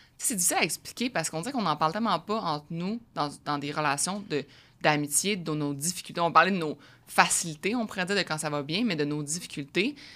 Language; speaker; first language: French; native; French